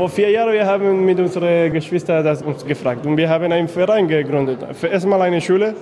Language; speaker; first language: German; non-native, fluent; Spanish